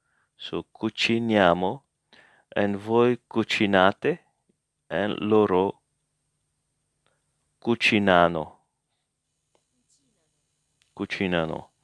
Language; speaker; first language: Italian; non-native, learner; English